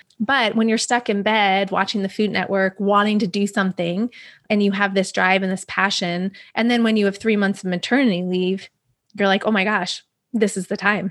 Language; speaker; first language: English; native; English